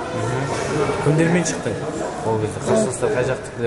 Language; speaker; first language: Kazakh; native; Kazakh